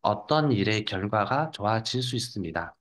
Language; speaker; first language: Korean; non-native, fluent; Vietnamese